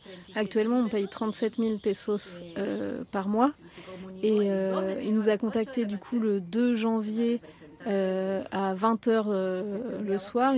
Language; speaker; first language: French; native; French